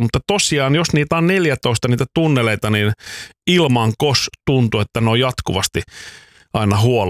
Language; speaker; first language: Finnish; native; Finnish